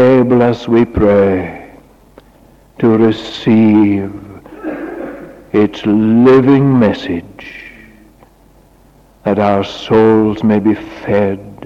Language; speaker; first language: English; native; English